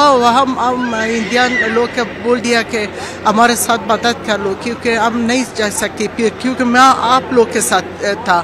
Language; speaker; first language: Hindi; non-native, learner; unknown